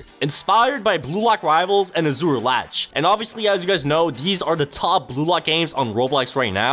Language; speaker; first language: English; native; English